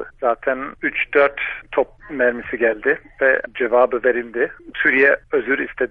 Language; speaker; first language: Turkish; non-native, fluent; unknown